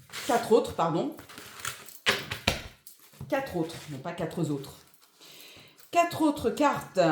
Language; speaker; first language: French; native; French